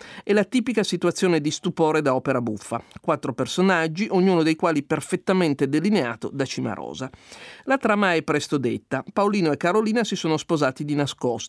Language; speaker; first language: Italian; native; Italian